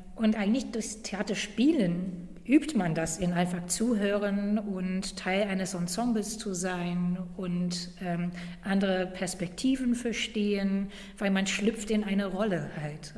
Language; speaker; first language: German; non-native, fluent; English